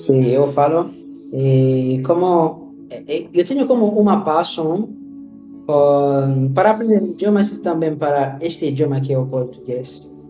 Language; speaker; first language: Portuguese; non-native, learner; Haitian Creole